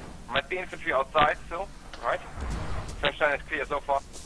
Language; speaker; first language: English; non-native, fluent; German